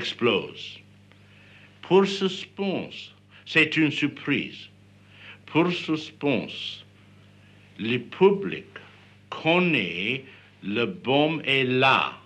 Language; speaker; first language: French; non-native, learner; English